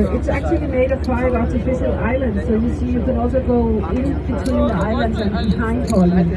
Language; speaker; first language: English; non-native, fluent; Danish